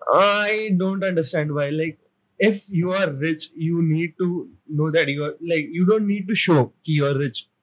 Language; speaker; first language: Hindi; non-native, local second language; Marathi